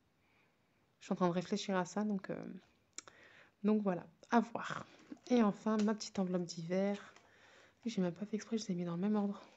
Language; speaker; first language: French; native; French